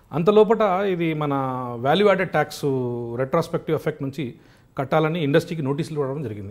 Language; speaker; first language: Telugu; non-native, local second language; Urdu